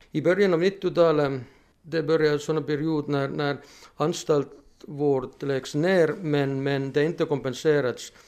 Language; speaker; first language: Swedish; non-native, fluent; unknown